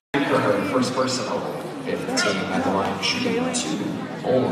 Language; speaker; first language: English; native; English